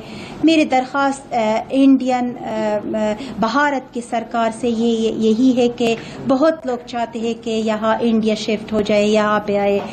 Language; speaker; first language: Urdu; non-native, fluent; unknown